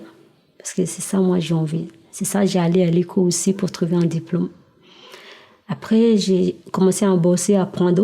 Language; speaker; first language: French; non-native, learner; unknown